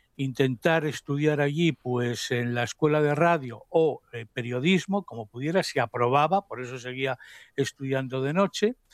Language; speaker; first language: Spanish; native; Spanish